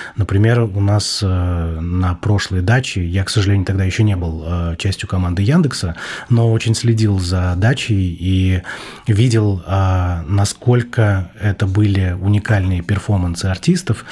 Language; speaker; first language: Russian; native; Russian